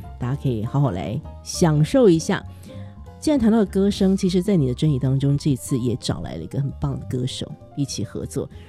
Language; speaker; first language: Chinese; native; Chinese